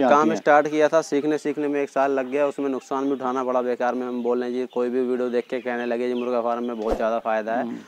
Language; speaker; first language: Hindi; native; Hindi